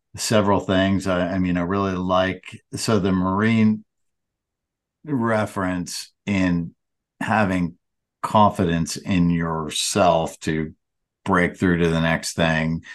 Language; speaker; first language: English; native; English